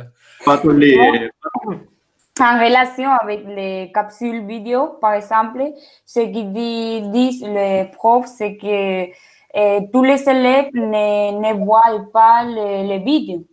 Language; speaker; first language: French; non-native, fluent; Spanish